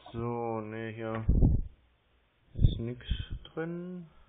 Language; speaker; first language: German; native; German